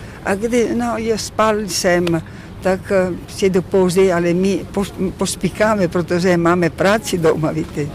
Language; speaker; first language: Czech; non-native, learner; Italian